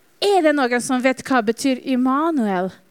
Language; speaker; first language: Norwegian; non-native, fluent; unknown